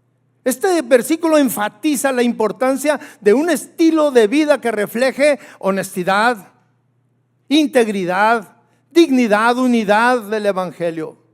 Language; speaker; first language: Spanish; native; Spanish